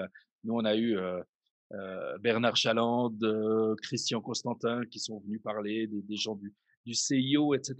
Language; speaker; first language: French; native; French